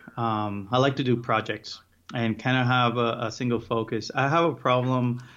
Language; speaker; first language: English; early bilingual, other home language; Spanish